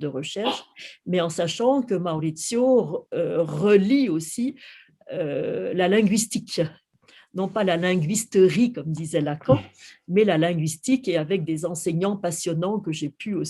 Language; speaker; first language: French; native; French